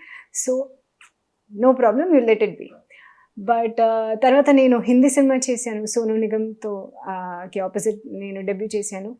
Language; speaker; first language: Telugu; non-native, learner; Hindi